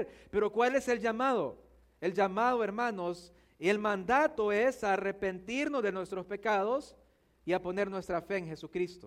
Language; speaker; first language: Spanish; native; Spanish